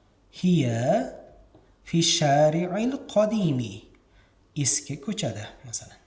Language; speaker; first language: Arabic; non-native, fluent; Uzbek